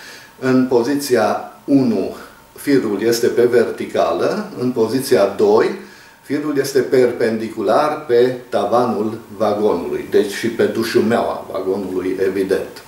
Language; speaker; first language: Romanian; native; Romanian